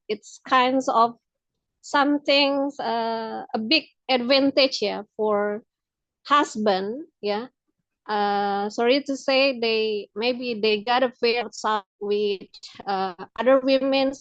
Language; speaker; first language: English; non-native, local second language; Indonesian